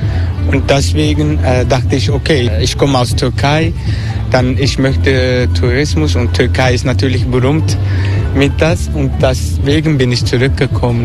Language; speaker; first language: German; non-native, learner; Turkish